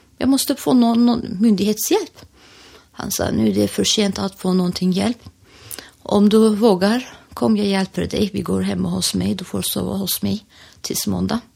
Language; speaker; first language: Swedish; non-native, fluent; Turkish